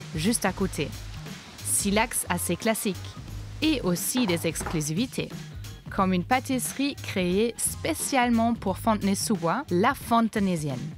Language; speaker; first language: French; non-native, fluent; German